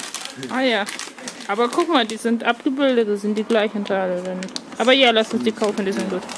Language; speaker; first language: German; non-native, fluent; Russian